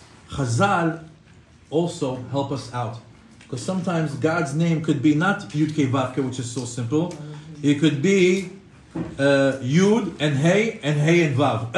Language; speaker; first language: English; non-native, fluent; Hebrew